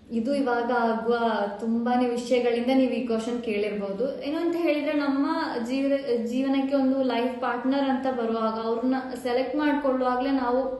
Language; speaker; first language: Kannada; non-native, local second language; Malayalam